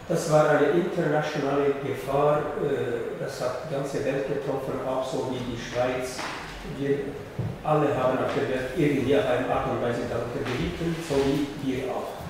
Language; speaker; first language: German; non-native, fluent; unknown